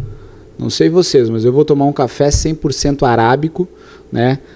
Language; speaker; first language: Portuguese; native; Portuguese